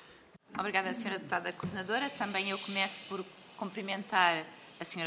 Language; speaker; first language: Portuguese; native; Portuguese